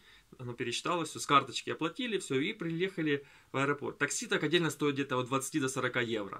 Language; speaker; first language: Russian; native; Russian